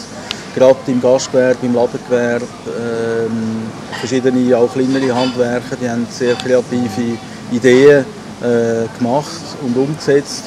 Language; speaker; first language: German; native; German